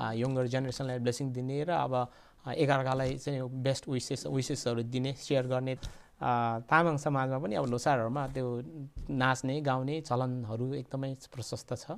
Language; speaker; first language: Nepali; non-native, local second language; Eastern Tamang